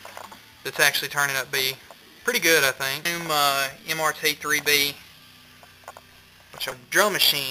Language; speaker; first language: English; native; English